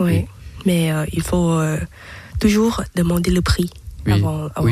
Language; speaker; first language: French; non-native, learner; Thai